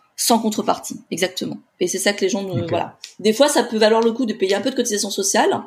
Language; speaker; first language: French; native; French